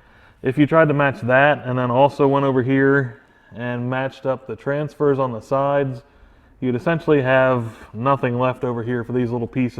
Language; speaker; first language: English; native; English